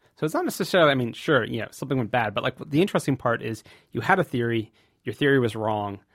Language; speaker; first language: English; native; English